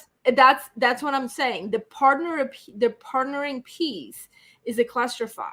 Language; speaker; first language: English; native; English